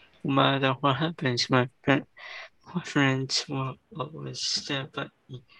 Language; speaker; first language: Chinese; early bilingual, heritage; English